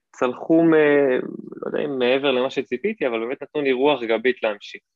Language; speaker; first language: Hebrew; native; Hebrew